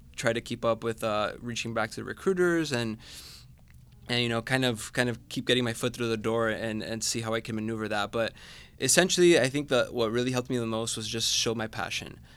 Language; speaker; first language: English; non-native, fluent; Spanish